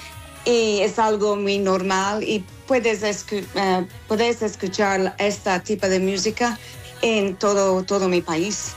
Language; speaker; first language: Spanish; non-native, fluent; English